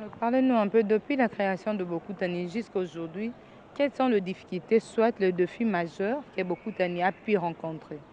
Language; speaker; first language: French; non-native, local second language; Lingala